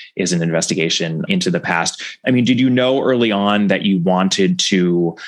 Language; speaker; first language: English; native; English